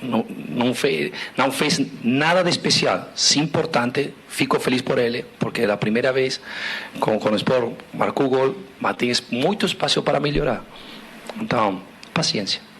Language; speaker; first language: Portuguese; non-native, fluent; Spanish